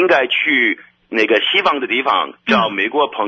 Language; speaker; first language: Chinese; non-native, fluent; English